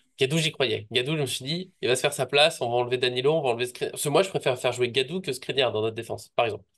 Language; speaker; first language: French; native; French